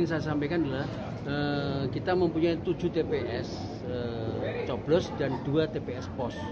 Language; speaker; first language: Indonesian; native; Indonesian